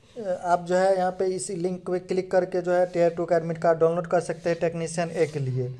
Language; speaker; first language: Hindi; native; Hindi